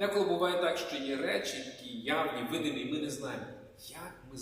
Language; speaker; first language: Ukrainian; native; Ukrainian